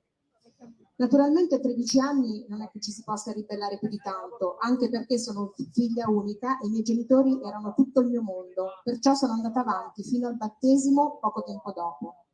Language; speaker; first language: Italian; native; Italian